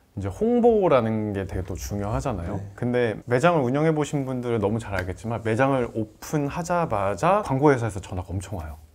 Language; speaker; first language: Korean; native; Korean